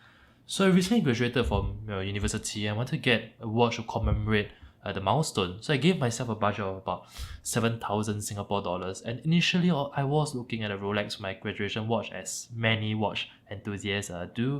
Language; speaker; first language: English; native; English